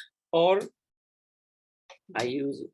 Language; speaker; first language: English; non-native, learner; Italian